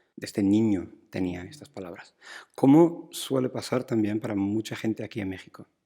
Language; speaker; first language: Spanish; non-native, fluent; English